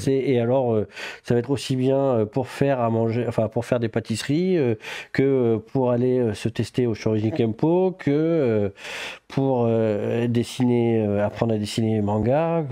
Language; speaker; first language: French; native; French